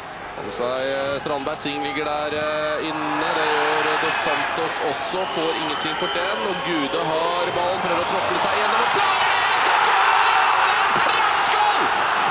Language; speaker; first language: Norwegian; native; Norwegian